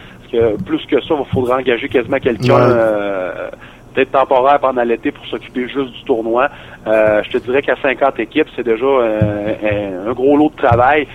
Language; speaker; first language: French; native; French